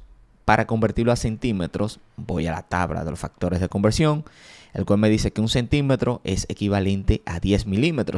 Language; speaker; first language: Spanish; native; Spanish